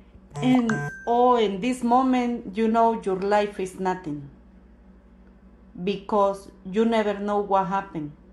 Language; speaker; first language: English; non-native, learner; Spanish